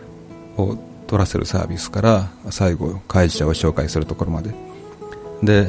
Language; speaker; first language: Japanese; native; Japanese